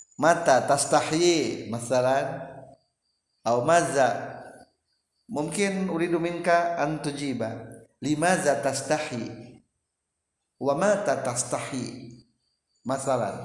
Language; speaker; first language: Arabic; non-native, fluent; Indonesian